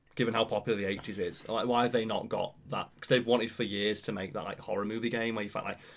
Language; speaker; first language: English; native; English